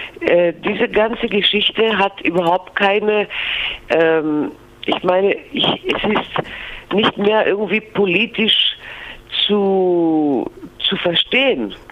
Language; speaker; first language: German; non-native, fluent; Greek